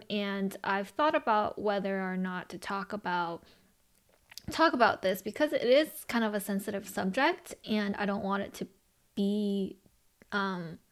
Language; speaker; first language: English; early bilingual, other home language; Chinese